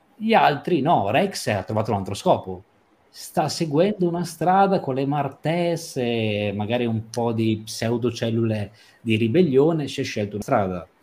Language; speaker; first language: Italian; native; Italian